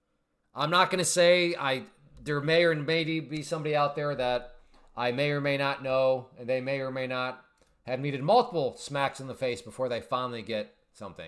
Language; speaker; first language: English; native; English